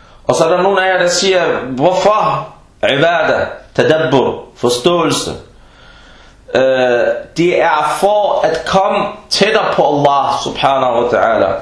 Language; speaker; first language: Danish; early bilingual, other home language; Arabic